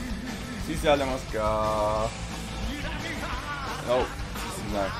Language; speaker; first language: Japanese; non-native, learner; English